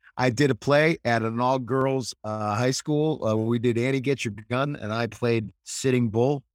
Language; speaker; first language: English; native; English